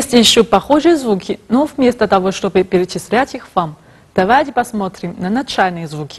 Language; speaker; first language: Russian; non-native, fluent; Chinese